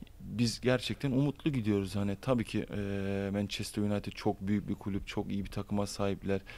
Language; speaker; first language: Turkish; early bilingual, heritage; Turkish